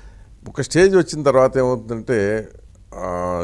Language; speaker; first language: Telugu; native; Telugu